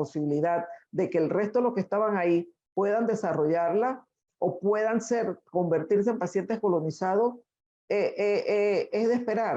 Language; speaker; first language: Spanish; native; Spanish